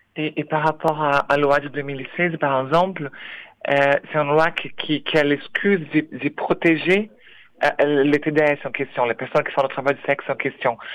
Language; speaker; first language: French; non-native, fluent; Portuguese